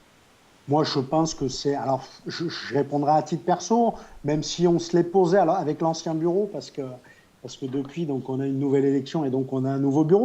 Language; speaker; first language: French; native; French